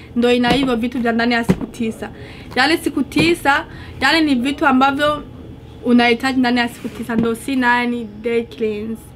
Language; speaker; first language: Swahili; non-native, local second language; Rundi